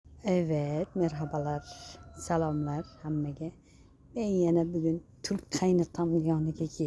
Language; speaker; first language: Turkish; non-native, learner; Uzbek